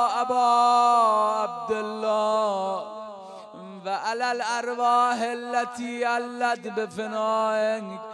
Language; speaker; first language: Arabic; non-native, fluent; Persian